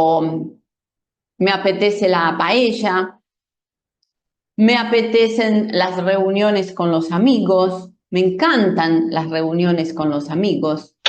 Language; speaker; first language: Spanish; non-native, fluent; Portuguese